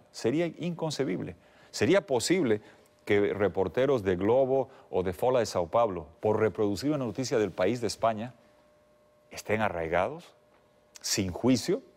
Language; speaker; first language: Spanish; native; Spanish